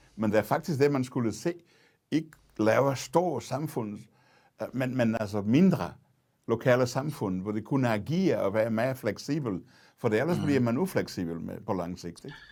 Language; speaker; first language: Danish; non-native, fluent; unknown